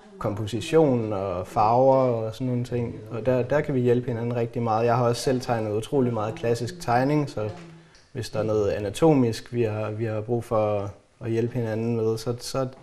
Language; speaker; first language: Danish; native; Danish